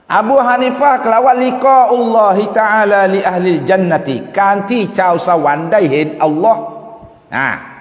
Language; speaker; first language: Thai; non-native, local second language; Malay